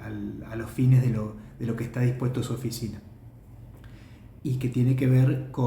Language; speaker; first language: Spanish; native; Spanish